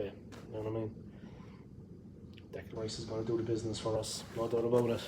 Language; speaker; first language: English; native; English